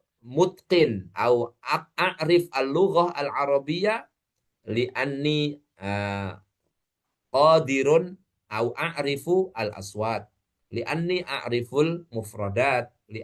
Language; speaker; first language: Arabic; non-native, fluent; Indonesian